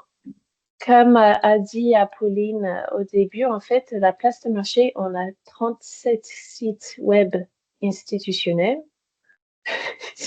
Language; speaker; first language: French; native; French